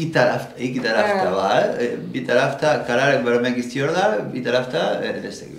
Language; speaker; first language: Turkish; non-native, learner; Spanish